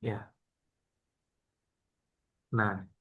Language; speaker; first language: Indonesian; native; Indonesian